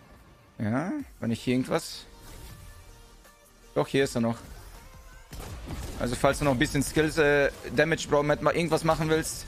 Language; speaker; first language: German; native; German